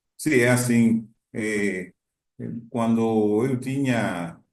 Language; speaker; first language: Portuguese; non-native, learner; Spanish